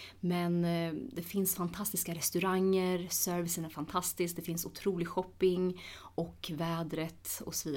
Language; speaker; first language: Swedish; early bilingual, other home language; Tigrinya